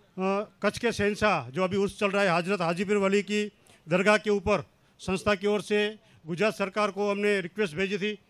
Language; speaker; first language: Hindi; non-native, local second language; Kachhi